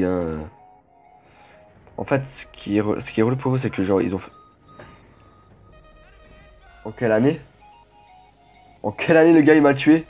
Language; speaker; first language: French; native; French